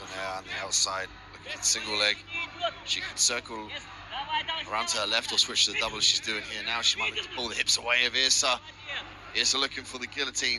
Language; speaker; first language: English; native; English